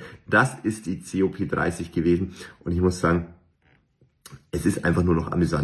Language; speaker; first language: German; native; German